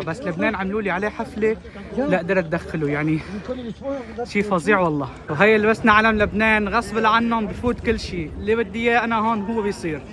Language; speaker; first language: Arabic; native; Arabic